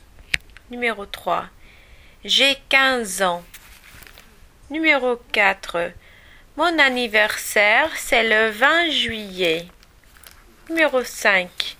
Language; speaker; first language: French; non-native, learner; English